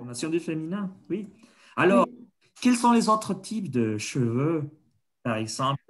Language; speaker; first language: French; non-native, fluent; Spanish